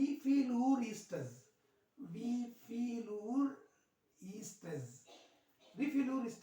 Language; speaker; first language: German; non-native, learner; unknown